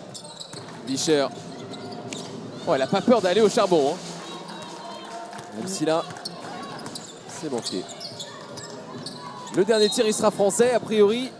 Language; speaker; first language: French; native; French